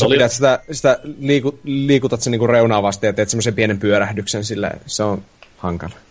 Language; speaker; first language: Finnish; native; Finnish